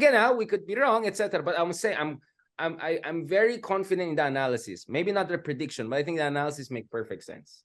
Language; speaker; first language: English; non-native, local second language; Filipino